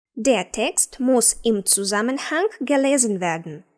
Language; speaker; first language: German; non-native, fluent; Ukrainian